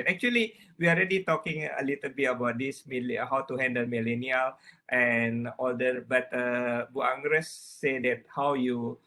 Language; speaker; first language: English; non-native, learner; Indonesian